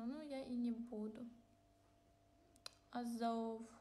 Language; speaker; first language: Russian; non-native, local second language; Ukrainian